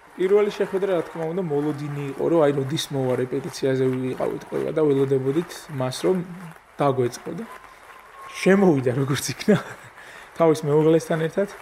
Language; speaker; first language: Georgian; native; Georgian